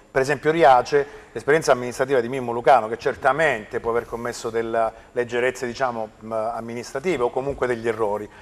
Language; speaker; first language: Italian; native; Italian